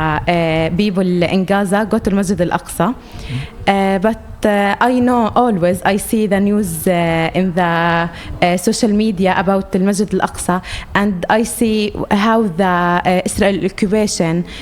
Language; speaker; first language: English; non-native, learner; Arabic